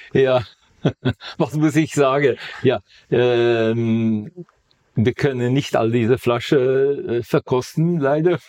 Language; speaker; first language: German; non-native, fluent; Dutch